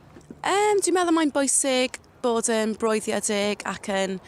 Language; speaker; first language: Welsh; non-native, local second language; English